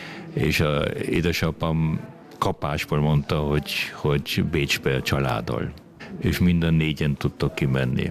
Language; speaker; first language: Hungarian; early bilingual, heritage; Hungarian